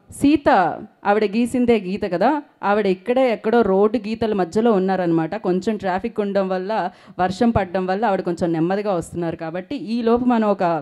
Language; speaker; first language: Telugu; native; Telugu